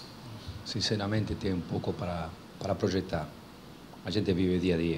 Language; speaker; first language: Portuguese; non-native, fluent; Spanish